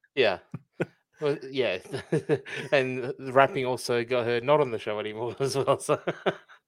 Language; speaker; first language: English; early bilingual, other home language; Filipino